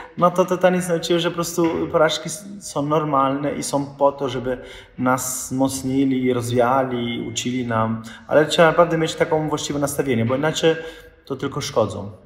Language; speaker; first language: Polish; non-native, fluent; Italian